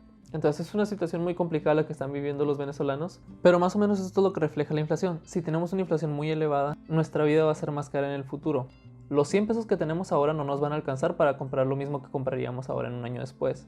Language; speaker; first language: Spanish; native; Spanish